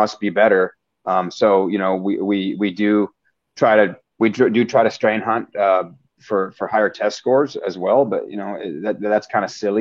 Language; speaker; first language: English; native; English